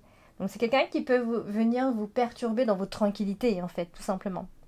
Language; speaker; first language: French; native; French